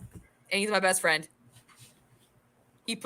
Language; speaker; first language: English; native; English